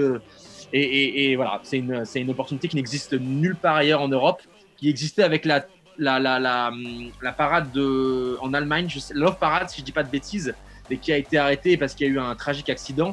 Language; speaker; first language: French; native; French